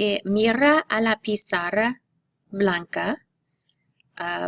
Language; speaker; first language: Spanish; non-native, fluent; English